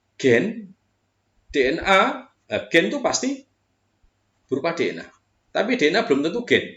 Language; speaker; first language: Indonesian; native; Indonesian